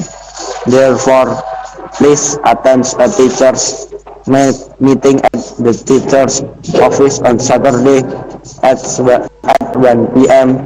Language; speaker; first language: English; non-native, learner; Indonesian